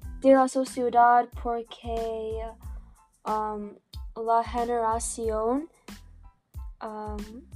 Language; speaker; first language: Spanish; non-native, learner; English